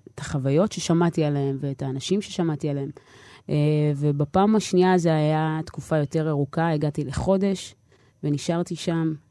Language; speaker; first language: Hebrew; native; Hebrew